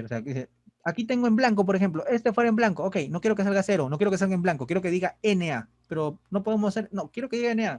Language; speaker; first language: Spanish; native; Spanish